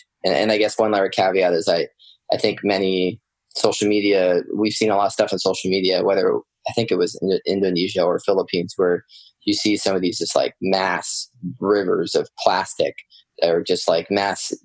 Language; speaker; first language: English; native; English